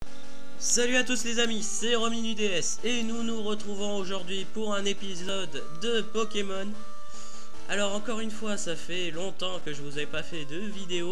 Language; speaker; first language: French; native; French